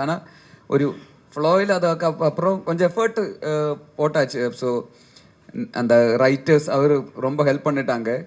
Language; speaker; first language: Tamil; non-native, local second language; Malayalam